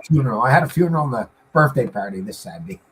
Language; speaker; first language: English; native; English